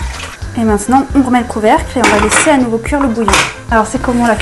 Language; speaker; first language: French; native; French